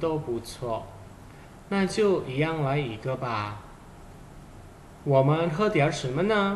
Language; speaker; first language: Chinese; non-native, fluent; Indonesian